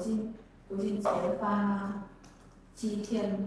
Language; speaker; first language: Chinese; non-native, learner; Vietnamese